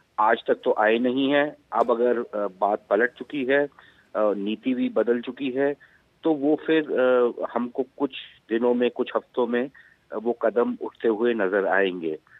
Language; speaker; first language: Hindi; native; Hindi